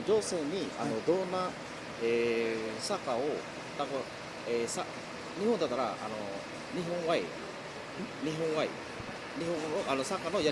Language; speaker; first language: Japanese; non-native, learner; Indonesian